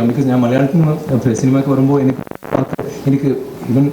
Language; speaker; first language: Malayalam; non-native, learner; Tamil